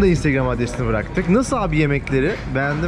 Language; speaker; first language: Turkish; native; Turkish